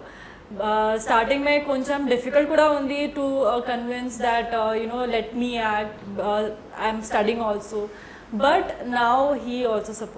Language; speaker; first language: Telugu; non-native, learner; Hindi